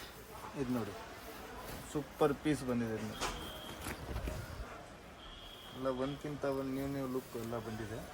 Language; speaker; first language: Kannada; non-native, local second language; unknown